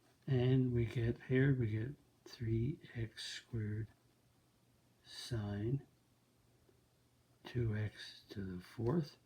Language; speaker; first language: English; native; English